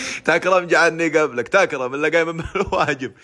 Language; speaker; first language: Arabic; native; Arabic